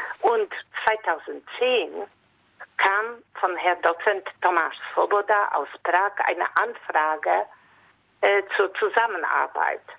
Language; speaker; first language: German; non-native, fluent; Polish